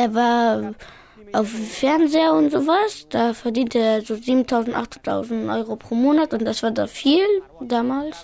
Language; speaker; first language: German; early bilingual, other home language; Pashto